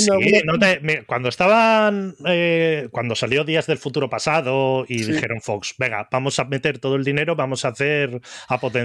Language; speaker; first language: Spanish; native; Spanish